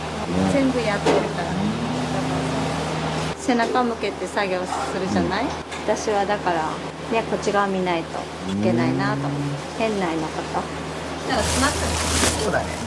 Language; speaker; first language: Japanese; native; Japanese